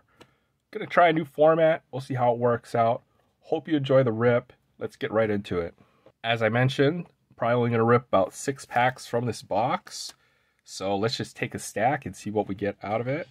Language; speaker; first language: English; native; English